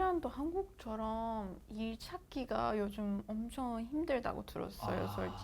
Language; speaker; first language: Korean; non-native, fluent; Persian